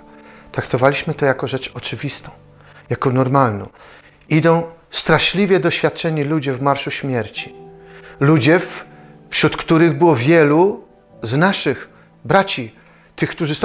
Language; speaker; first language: Polish; native; Polish